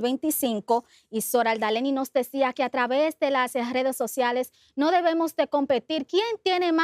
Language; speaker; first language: Spanish; native; Spanish